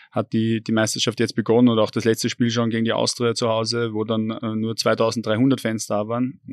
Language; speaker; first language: German; native; German